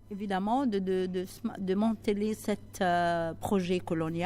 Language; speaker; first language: French; non-native, fluent; Arabic